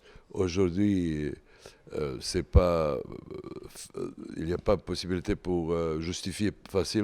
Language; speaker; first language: French; non-native, learner; Serbian